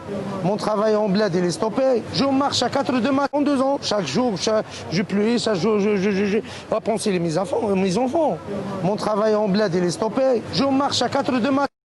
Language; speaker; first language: French; non-native, learner; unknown